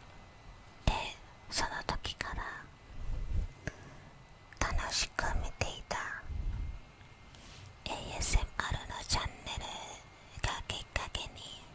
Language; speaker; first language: Japanese; non-native, fluent; Indonesian